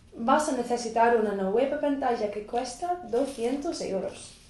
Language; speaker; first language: Spanish; non-native, fluent; English